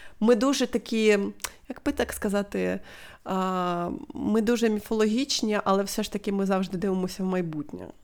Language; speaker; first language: Ukrainian; non-native, local second language; Russian